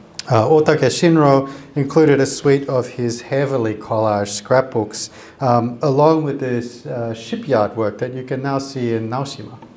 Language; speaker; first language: English; native; English